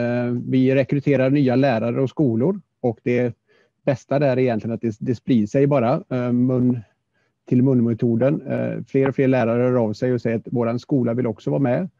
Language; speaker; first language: Swedish; native; Swedish